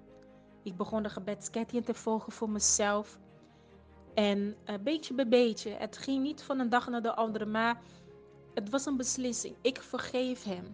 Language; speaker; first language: Dutch; non-native, fluent; Portuguese